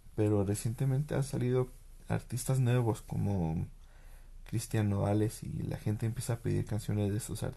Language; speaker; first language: Spanish; early bilingual, heritage; Spanish